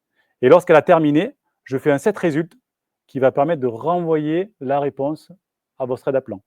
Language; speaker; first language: French; native; French